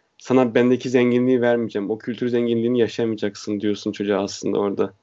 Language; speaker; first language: Turkish; native; Turkish